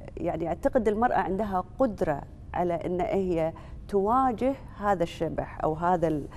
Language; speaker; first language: Arabic; native; Arabic